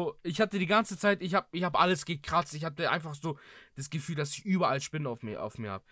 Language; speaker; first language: German; early bilingual, other home language; Greek